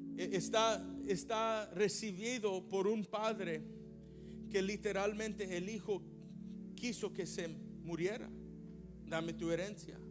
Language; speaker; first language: Spanish; early bilingual, heritage; Spanish